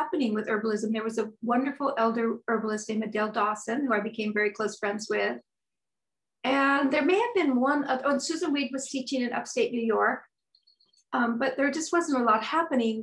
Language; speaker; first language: English; native; English